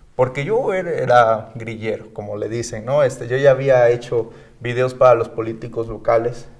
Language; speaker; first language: Spanish; native; Spanish